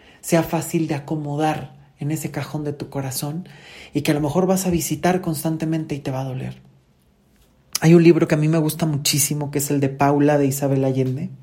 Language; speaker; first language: Spanish; native; Spanish